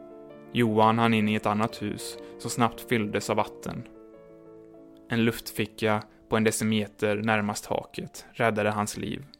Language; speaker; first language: Swedish; native; Swedish